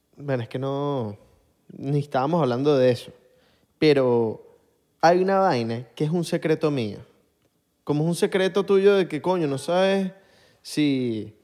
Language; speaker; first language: Spanish; native; Spanish